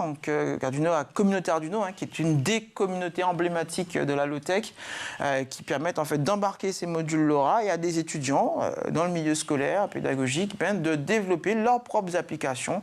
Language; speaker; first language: French; native; French